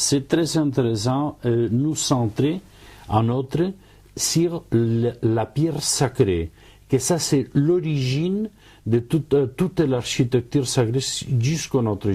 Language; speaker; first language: French; non-native, learner; Catalan